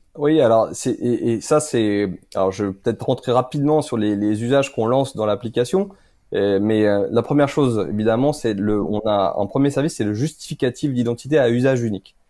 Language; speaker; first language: French; native; French